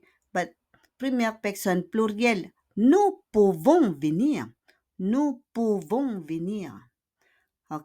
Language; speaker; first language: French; non-native, fluent; Filipino